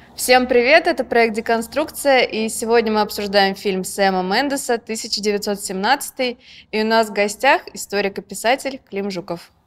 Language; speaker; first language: Russian; native; Russian